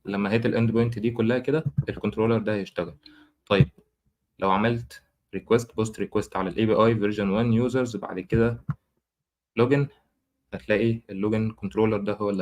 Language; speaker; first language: Arabic; native; Arabic